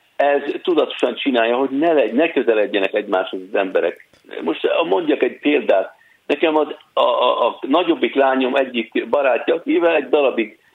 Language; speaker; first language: Hungarian; non-native, fluent; Arabic